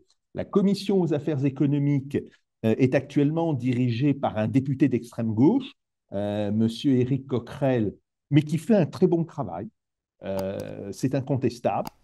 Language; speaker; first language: French; native; French